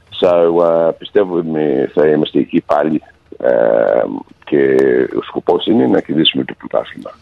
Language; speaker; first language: Greek; early bilingual, heritage; Greek